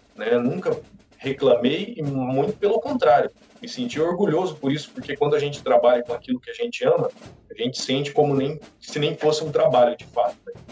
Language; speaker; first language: Portuguese; native; Portuguese